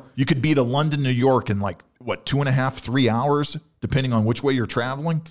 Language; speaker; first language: English; native; English